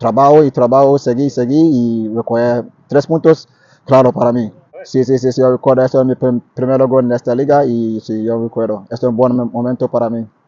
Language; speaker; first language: Spanish; non-native, learner; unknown